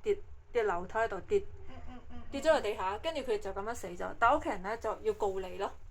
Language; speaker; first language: Cantonese; native; Cantonese